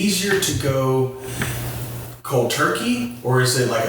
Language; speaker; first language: English; native; English